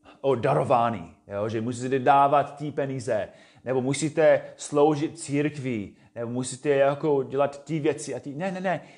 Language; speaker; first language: Czech; non-native, fluent; English